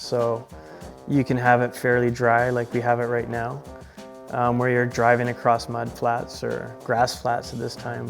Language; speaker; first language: English; native; English